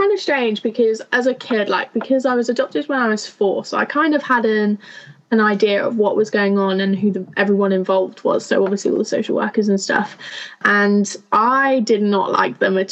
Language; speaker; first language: English; native; English